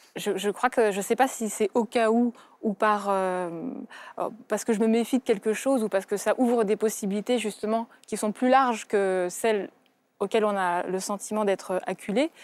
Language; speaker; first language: French; early bilingual, other home language; Russian